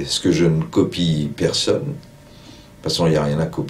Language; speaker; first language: French; non-native, local second language; Morisyen